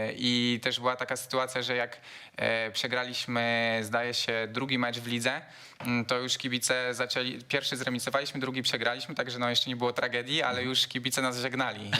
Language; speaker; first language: Polish; native; Polish